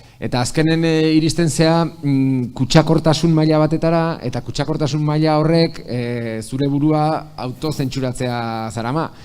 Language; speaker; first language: Basque; native; Basque